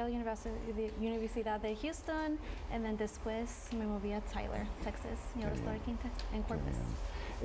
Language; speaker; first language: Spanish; early bilingual, heritage; Spanish